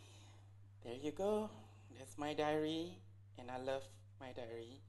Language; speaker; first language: English; non-native, local second language; Malay